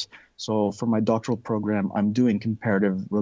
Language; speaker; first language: English; non-native, local second language; Filipino